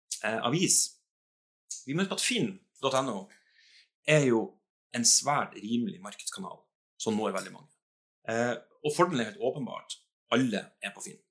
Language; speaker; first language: Norwegian; native; Norwegian